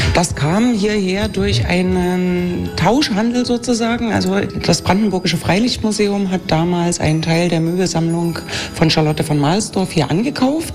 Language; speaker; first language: German; native; German